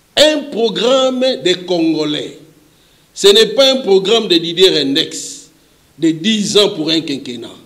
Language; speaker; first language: French; non-native, local second language; Lingala